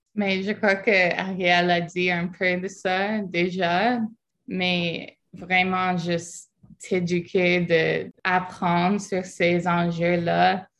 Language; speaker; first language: French; non-native, fluent; English